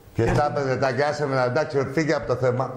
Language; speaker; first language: Greek; native; Greek